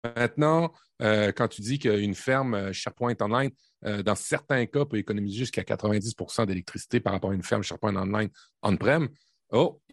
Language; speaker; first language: French; native; French